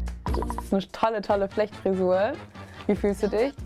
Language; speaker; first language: German; native; German